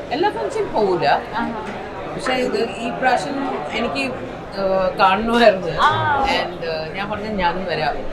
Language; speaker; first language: Malayalam; non-native, fluent; Tamil